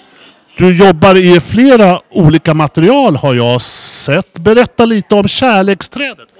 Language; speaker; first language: Swedish; native; Swedish